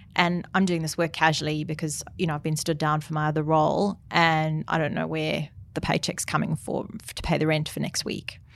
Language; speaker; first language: English; native; English